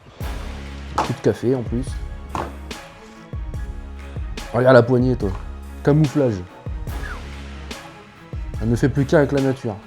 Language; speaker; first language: French; native; French